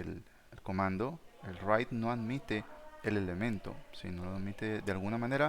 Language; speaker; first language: Spanish; native; Spanish